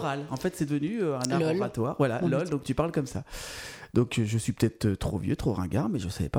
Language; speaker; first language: French; native; French